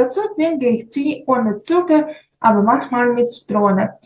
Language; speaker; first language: German; non-native, learner; Ukrainian